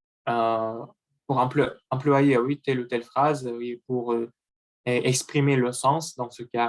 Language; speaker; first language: French; non-native, learner; Russian